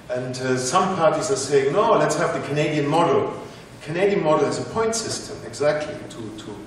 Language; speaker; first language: English; non-native, fluent; German